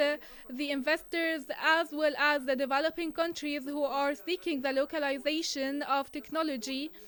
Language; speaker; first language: English; non-native, fluent; Arabic